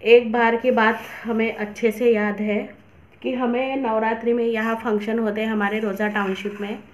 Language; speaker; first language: Hindi; non-native, local second language; Marathi